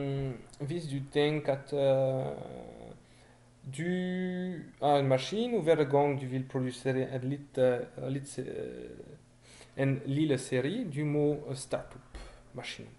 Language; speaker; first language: Norwegian; non-native, fluent; French